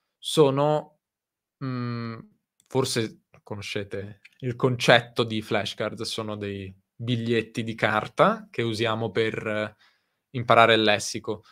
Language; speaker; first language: Italian; native; Italian